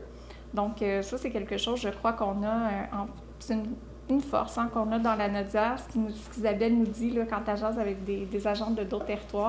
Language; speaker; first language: French; native; French